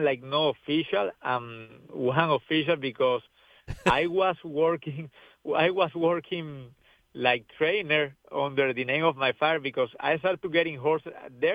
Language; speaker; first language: English; non-native, learner; Spanish